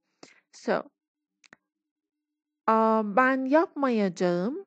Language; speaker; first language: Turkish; non-native, fluent; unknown